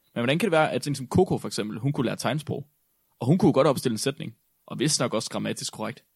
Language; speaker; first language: Danish; native; Danish